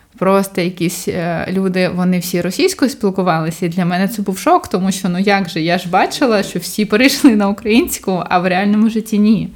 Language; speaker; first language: Ukrainian; non-native, local second language; Russian